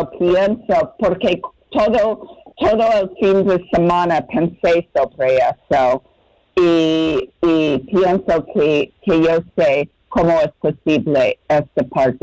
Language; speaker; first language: Spanish; non-native, fluent; English